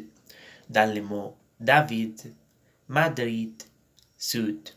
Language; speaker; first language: French; non-native, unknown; Spanish